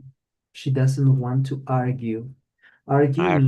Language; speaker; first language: English; non-native, fluent; Spanish